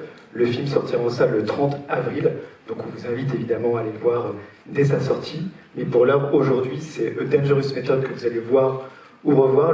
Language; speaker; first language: French; native; French